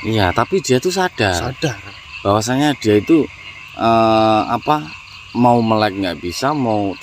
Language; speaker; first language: Indonesian; non-native, local second language; Javanese